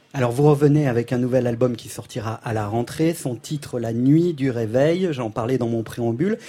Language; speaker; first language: French; native; French